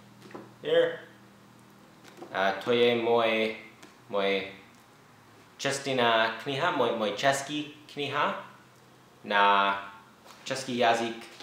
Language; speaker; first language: Czech; non-native, learner; English